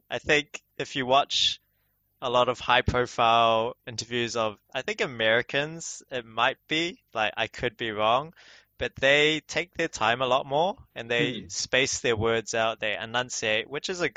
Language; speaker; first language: English; native; English